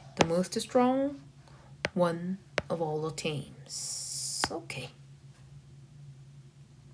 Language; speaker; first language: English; non-native, fluent; Korean